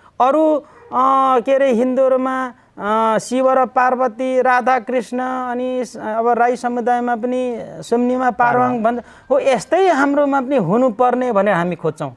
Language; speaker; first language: Nepali; non-native, local second language; Limbu